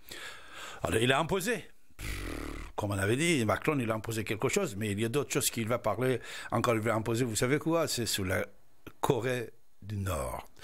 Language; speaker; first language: French; non-native, fluent; Persian